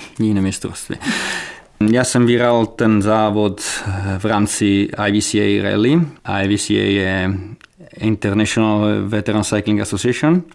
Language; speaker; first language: Czech; non-native, fluent; Italian